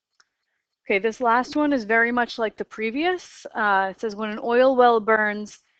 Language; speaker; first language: English; native; English